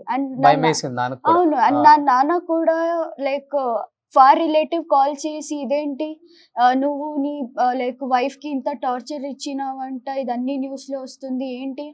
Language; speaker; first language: Telugu; non-native, local second language; Kannada